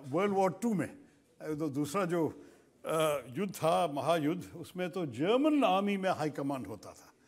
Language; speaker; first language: Hindi; non-native, local second language; Malayalam